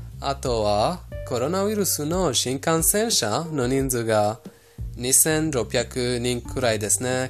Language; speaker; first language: Japanese; non-native, fluent; Persian